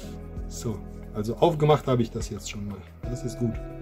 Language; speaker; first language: German; non-native, fluent; Russian